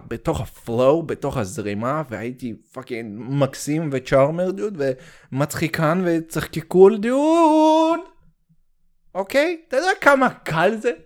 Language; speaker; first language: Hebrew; early bilingual, heritage; Hebrew